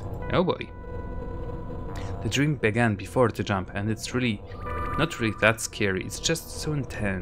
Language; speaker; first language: English; non-native, fluent; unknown